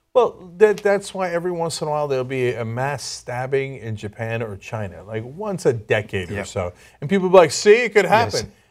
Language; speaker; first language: English; non-native, fluent; Turkish